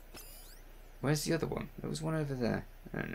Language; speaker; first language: English; native; English